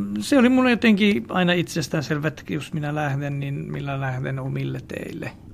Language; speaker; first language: Finnish; non-native, fluent; Hungarian